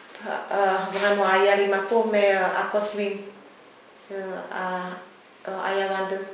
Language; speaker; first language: French; early bilingual, other home language; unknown